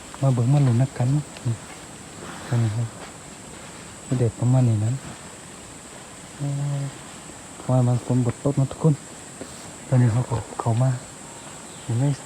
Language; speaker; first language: Thai; non-native, local second language; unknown